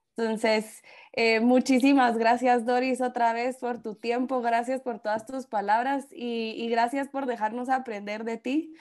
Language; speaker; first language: Spanish; native; Spanish